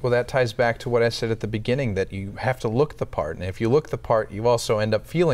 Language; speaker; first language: English; native; English